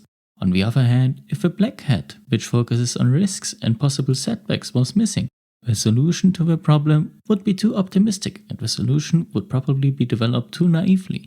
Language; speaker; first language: English; non-native, fluent; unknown